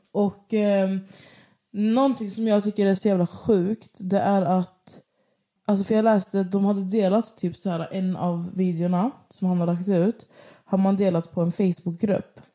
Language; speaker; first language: Swedish; native; Swedish